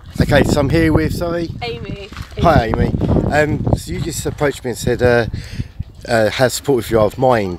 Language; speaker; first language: English; native; English